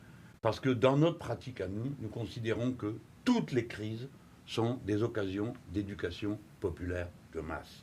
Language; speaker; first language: French; native; French